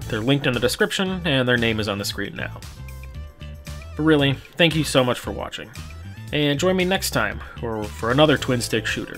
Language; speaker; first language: English; native; English